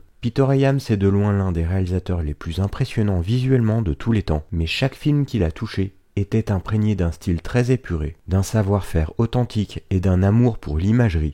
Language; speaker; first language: French; native; French